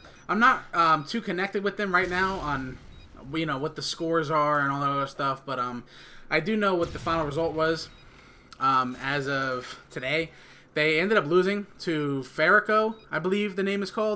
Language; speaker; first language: English; native; English